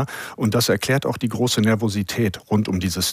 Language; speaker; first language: German; native; German